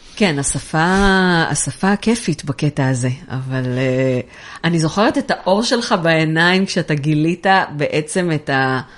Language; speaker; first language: Hebrew; native; Hebrew